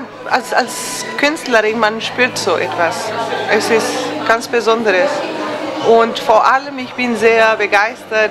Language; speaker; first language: German; non-native, fluent; Spanish